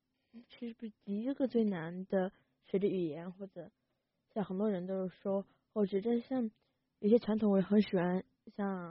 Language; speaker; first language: Chinese; early bilingual, heritage; Chinese